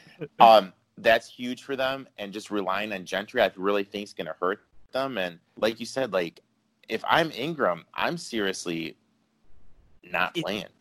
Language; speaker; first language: English; native; English